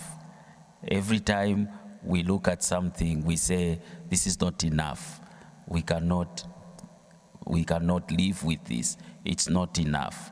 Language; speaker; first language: English; non-native, local second language; Bemba